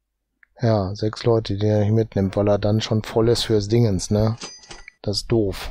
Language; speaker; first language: German; native; German